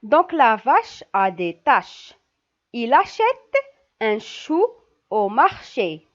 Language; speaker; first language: French; non-native, local second language; Arabic